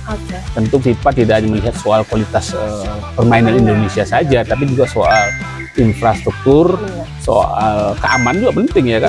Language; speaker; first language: Indonesian; native; Indonesian